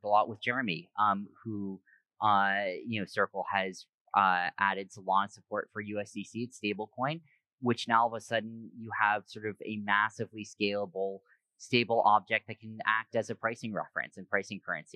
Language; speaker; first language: English; native; English